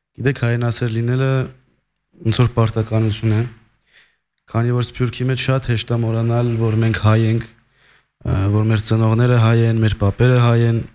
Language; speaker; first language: Armenian; early bilingual, heritage; Armenian